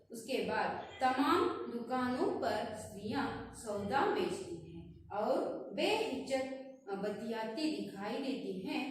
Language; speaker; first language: Hindi; non-native, local second language; Kannada